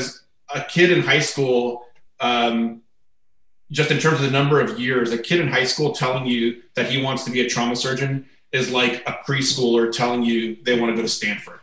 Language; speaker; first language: English; native; English